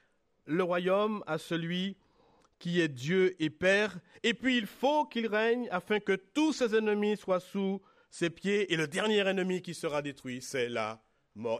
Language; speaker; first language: French; native; French